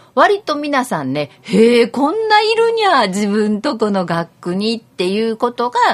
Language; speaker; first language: Japanese; native; Japanese